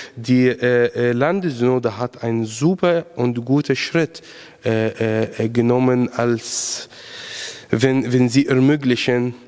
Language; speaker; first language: German; non-native, fluent; Arabic